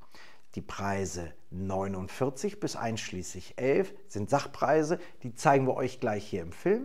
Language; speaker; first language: German; native; German